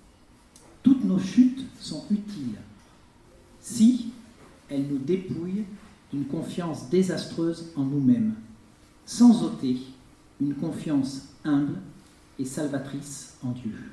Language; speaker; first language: French; native; French